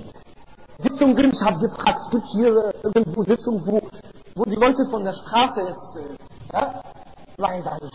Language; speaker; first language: German; non-native, fluent; Arabic